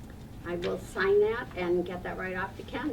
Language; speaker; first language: English; native; English